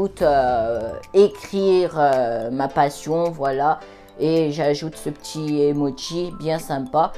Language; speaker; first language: French; native; French